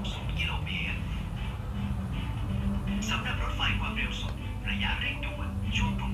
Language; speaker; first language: Thai; native; Thai